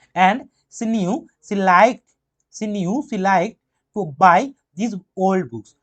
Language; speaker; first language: English; non-native, local second language; Bangla